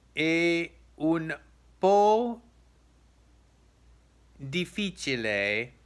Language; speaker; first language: Italian; non-native, learner; English